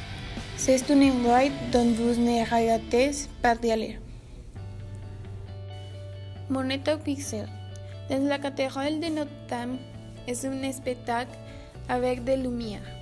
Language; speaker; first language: French; non-native, learner; Spanish